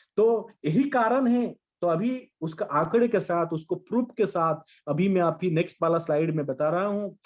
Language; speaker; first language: Hindi; non-native, local second language; Bangla